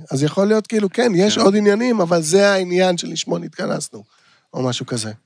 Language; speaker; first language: Hebrew; native; Hebrew